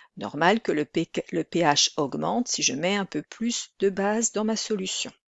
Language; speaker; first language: French; native; French